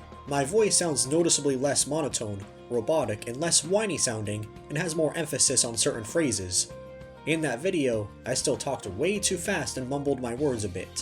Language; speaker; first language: English; native; English